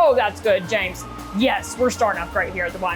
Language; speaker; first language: English; native; English